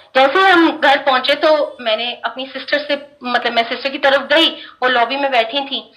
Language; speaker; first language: Hindi; non-native, local second language; Punjabi